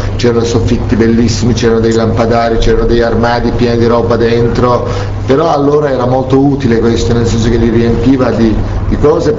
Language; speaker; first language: Italian; non-native, fluent; Turkish